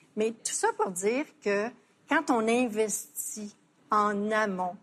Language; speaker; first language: French; native; French